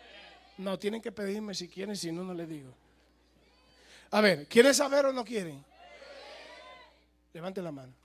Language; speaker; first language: Spanish; native; Spanish